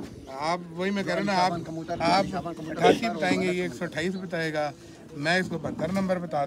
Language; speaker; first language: Hindi; non-native, local second language; Punjabi